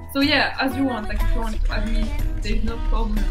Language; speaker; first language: English; non-native, fluent; French